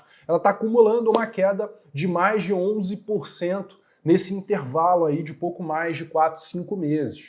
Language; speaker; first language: Portuguese; native; Portuguese